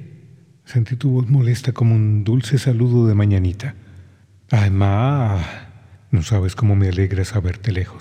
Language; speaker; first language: Spanish; native; Spanish